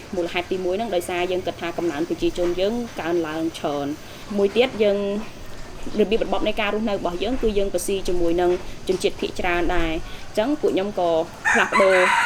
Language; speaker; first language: Khmer; non-native, local second language; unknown